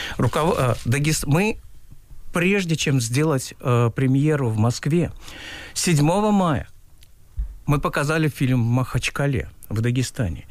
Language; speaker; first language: Russian; non-native, local second language; Uzbek